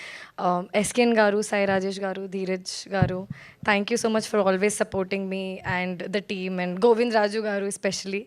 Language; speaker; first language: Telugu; non-native, learner; Hindi